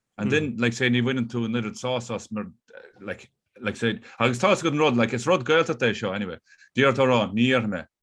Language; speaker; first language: Irish; native; Irish